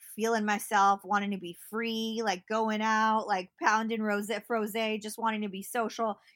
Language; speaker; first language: English; native; English